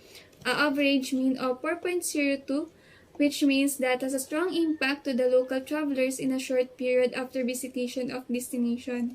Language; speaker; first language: English; non-native, local second language; Filipino